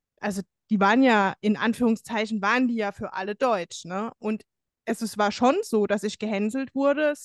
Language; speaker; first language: German; native; German